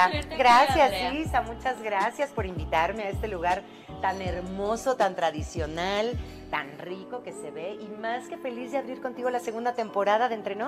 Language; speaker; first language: Spanish; early bilingual, other home language; Romanian